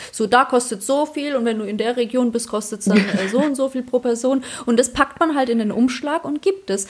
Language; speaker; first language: German; early bilingual, other home language; Polish